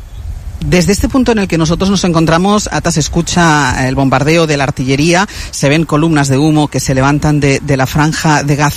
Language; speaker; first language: Spanish; native; Spanish